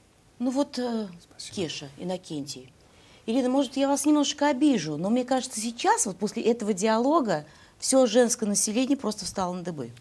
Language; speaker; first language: Russian; native; Russian